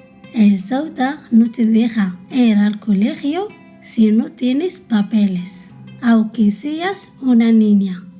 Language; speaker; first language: Spanish; early bilingual, other home language; Arabic